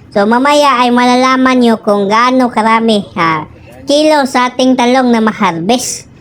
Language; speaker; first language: Filipino; non-native, local second language; Cebuano